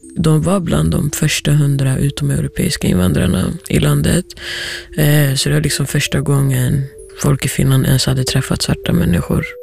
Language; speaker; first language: Swedish; early bilingual, other home language; Somali